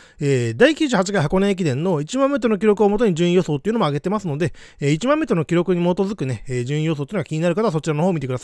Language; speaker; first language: Japanese; native; Japanese